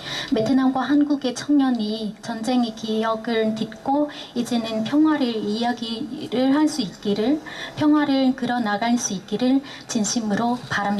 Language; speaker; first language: Korean; non-native, fluent; Vietnamese